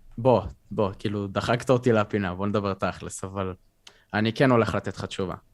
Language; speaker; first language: Hebrew; native; Hebrew